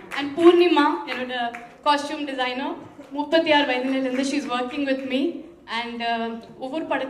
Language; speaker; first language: Tamil; non-native, fluent; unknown